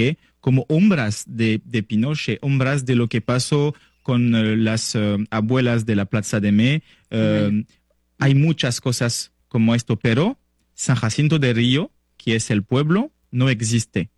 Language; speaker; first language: Spanish; non-native, learner; French